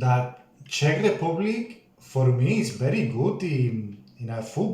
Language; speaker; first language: English; non-native, learner; Spanish